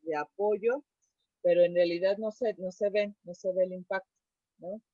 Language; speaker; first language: Spanish; native; Spanish